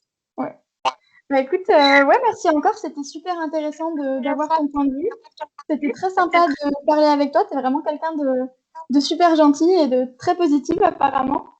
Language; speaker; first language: French; native; French